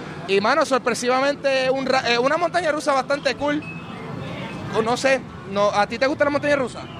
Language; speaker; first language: Spanish; native; Spanish